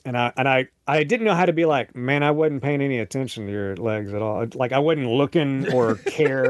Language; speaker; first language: English; native; English